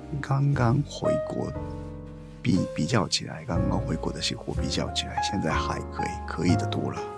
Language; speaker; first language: Chinese; non-native, learner; Japanese